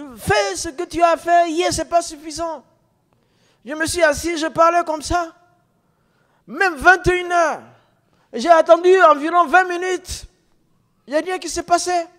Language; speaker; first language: French; non-native, local second language; Dyula